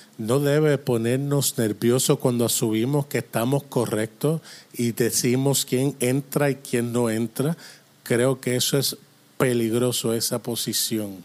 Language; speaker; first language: Spanish; non-native, fluent; English